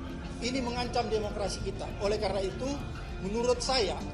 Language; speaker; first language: Indonesian; native; Indonesian